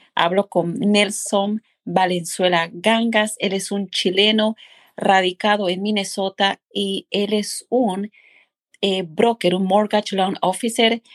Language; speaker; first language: Spanish; native; Spanish